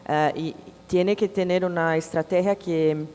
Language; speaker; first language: Spanish; non-native, fluent; Portuguese